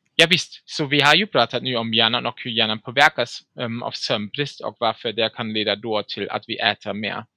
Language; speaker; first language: Swedish; non-native, fluent; German